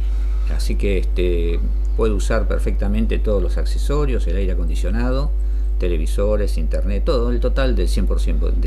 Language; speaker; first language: Spanish; native; Spanish